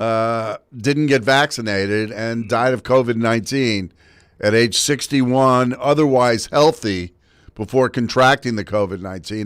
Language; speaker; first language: English; native; English